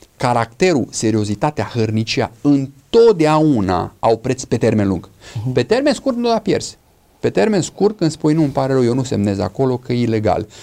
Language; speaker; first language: Romanian; non-native, fluent; English